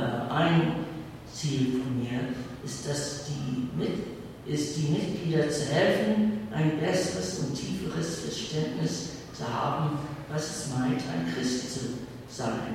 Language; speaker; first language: German; early bilingual, heritage; English